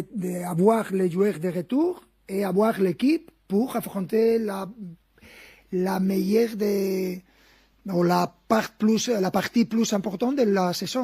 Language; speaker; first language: French; non-native, fluent; Spanish